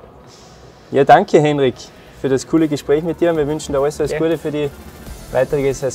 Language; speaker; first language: German; native; German